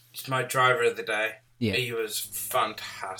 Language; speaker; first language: English; native; English